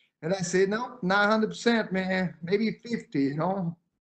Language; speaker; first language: English; non-native, fluent; Portuguese